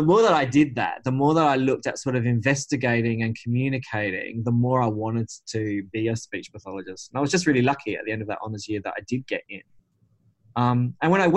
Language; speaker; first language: English; native; English